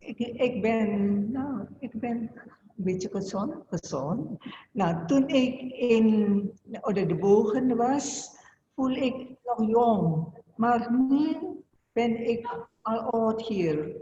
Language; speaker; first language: Dutch; non-native, learner; Indonesian